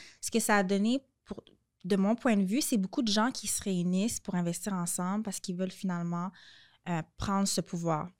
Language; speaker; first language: French; native; French